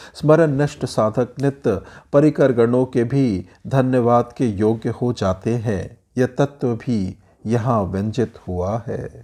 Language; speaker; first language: Hindi; native; Hindi